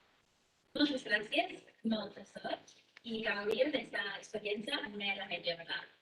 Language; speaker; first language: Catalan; non-native, fluent; English